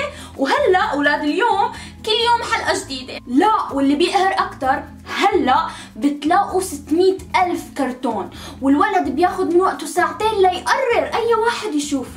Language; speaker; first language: Arabic; native; Arabic